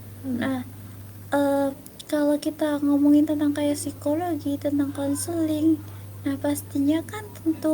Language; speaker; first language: Indonesian; native; Indonesian